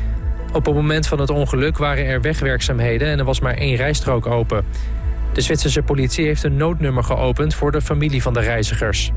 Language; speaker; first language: Dutch; native; Dutch